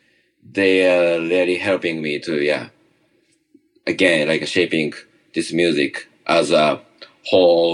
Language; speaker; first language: English; non-native, learner; Japanese